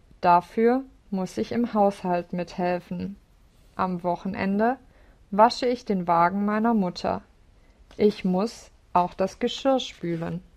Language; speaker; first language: German; non-native, learner; English